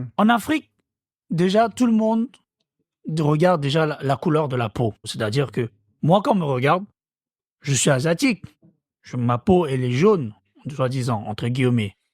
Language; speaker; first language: French; non-native, local second language; Korean